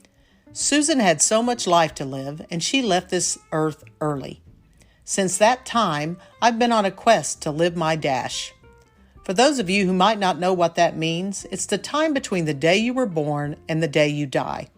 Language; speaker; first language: English; native; English